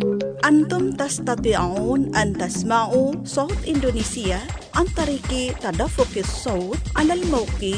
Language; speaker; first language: Arabic; non-native, fluent; Indonesian